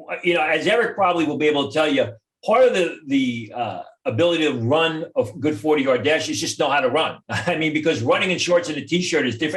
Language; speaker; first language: English; native; English